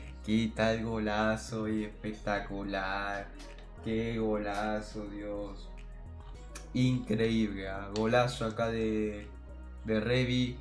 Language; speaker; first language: Spanish; native; Spanish